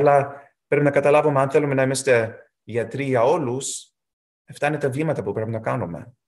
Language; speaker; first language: Greek; early bilingual, heritage; Greek